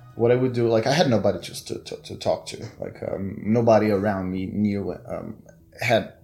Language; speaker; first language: English; non-native, fluent; Portuguese